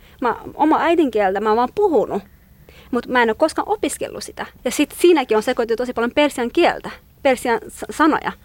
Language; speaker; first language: Finnish; non-native, fluent; Kurdish